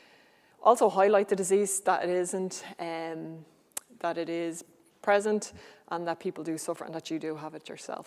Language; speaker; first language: English; native; English